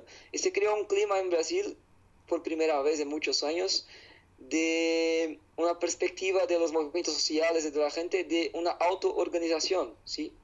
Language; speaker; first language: Spanish; non-native, fluent; Portuguese